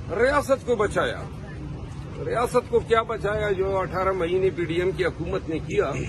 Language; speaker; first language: Urdu; non-native, local second language; Pashto